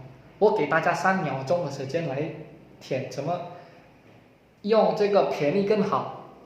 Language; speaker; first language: Chinese; non-native, fluent; Indonesian